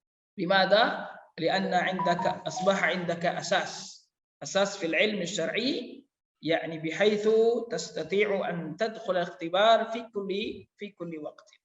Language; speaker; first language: Arabic; non-native, fluent; Indonesian